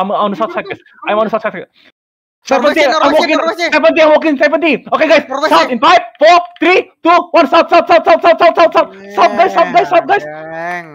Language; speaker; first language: English; non-native, learner; Indonesian